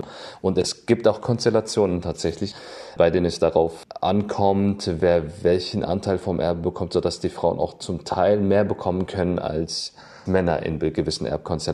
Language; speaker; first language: German; native; German